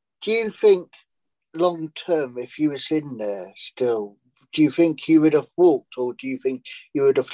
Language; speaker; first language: English; native; English